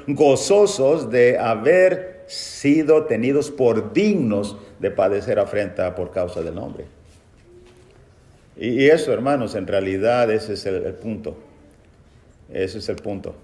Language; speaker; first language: Spanish; native; Spanish